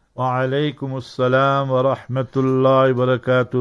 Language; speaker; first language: Arabic; non-native, fluent; English